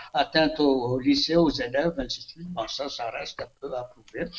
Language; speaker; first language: French; non-native, local second language; Kabyle